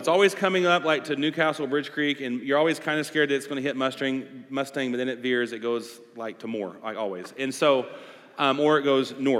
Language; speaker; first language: English; native; English